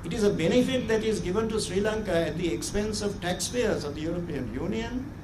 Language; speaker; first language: English; non-native, local second language; Sinhala